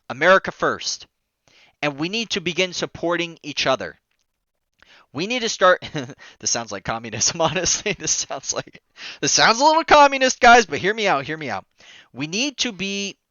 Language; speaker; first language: English; native; English